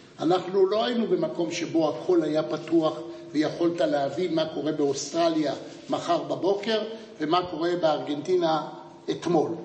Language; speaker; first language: Hebrew; native; Hebrew